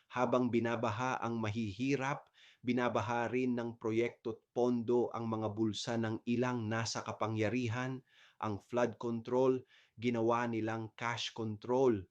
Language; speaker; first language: Filipino; native; Filipino